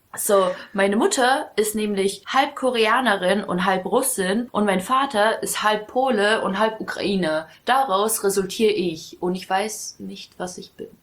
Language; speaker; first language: German; early bilingual, other home language; Russian